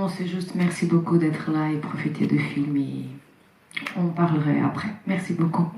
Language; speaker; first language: French; non-native, fluent; Portuguese